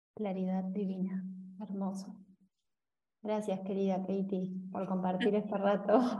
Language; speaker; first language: Spanish; native; Spanish